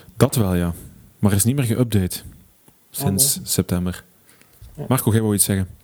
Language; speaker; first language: Dutch; native; Dutch